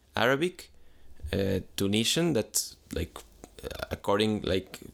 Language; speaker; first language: English; non-native, fluent; Spanish